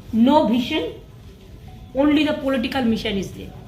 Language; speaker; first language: Hindi; non-native, local second language; Bangla